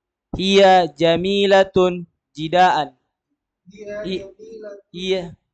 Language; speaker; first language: Arabic; non-native, learner; Indonesian